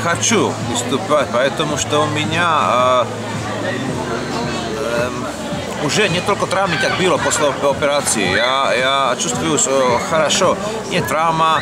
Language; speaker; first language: Russian; non-native, learner; Slovak